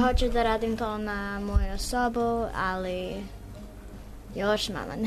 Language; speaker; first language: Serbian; early bilingual, heritage; English